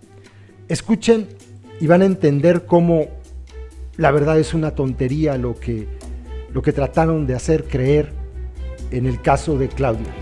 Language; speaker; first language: Spanish; native; Spanish